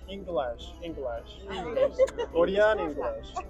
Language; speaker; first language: English; non-native, learner; Korean